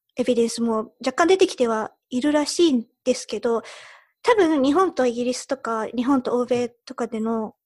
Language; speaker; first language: Japanese; early bilingual, heritage; Japanese